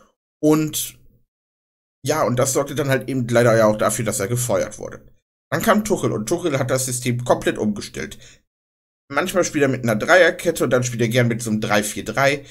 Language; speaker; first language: German; native; German